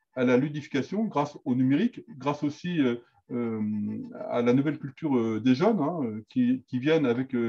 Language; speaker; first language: French; native; French